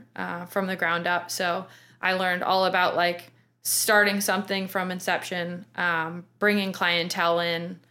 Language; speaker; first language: English; native; English